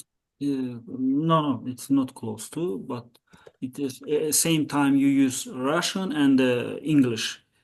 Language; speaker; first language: English; non-native, learner; Azerbaijani